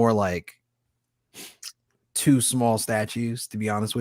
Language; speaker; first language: English; native; English